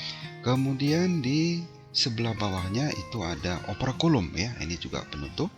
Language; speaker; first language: Indonesian; native; Indonesian